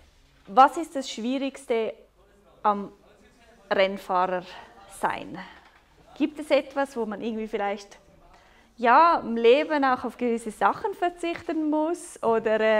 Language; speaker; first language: German; native; German